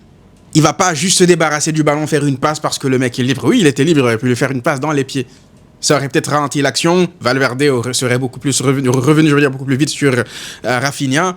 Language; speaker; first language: French; native; French